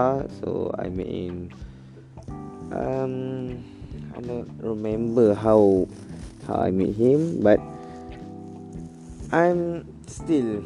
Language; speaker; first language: English; non-native, learner; Malay